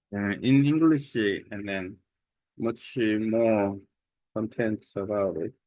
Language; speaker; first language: English; non-native, learner; Korean